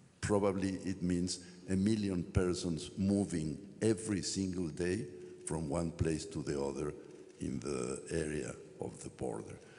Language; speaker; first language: English; non-native, fluent; Spanish